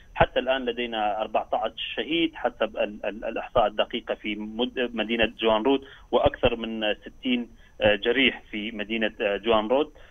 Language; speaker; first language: Arabic; non-native, learner; Kurdish